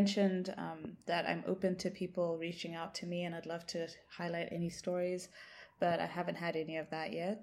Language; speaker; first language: English; non-native, local second language; Tswana